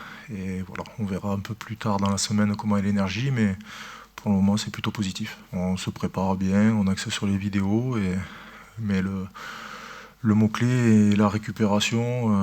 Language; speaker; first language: French; native; French